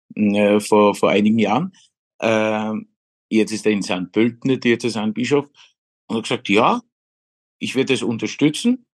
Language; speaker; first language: German; non-native, fluent; Polish